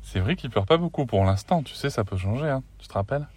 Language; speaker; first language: French; native; French